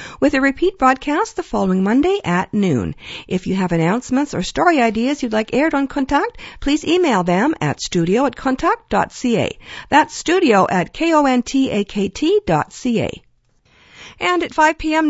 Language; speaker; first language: English; early bilingual, other home language; Ukrainian